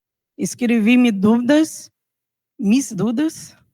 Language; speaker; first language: Portuguese; non-native, learner; Spanish